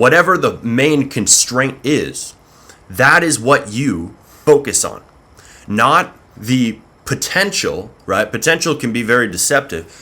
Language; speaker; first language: English; native; English